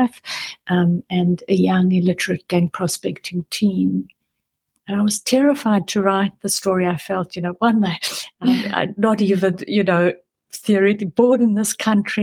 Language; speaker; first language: English; native; English